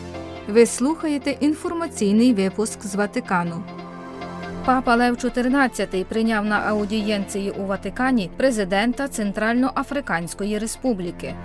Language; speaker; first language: Ukrainian; native; Ukrainian